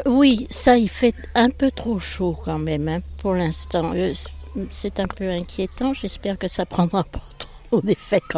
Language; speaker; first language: French; native; French